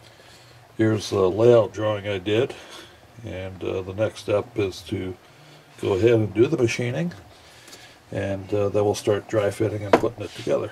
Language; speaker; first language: English; native; English